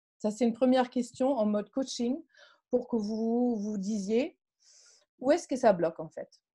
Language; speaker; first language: French; non-native, fluent; German